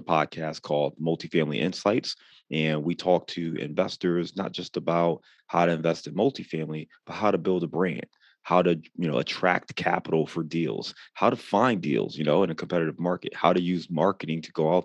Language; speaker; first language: English; native; English